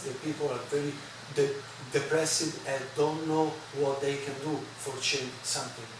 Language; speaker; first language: English; non-native, learner; Italian